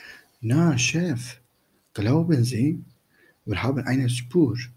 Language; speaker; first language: German; non-native, fluent; Turkish